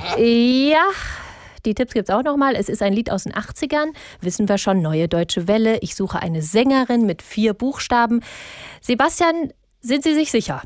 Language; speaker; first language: German; native; German